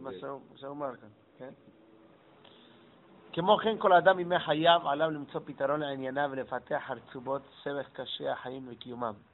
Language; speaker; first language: Hebrew; non-native, fluent; English